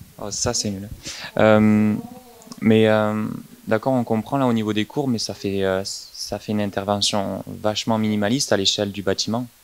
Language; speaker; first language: French; native; French